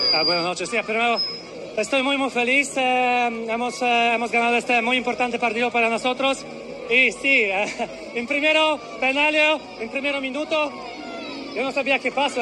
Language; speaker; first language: Spanish; non-native, learner; Polish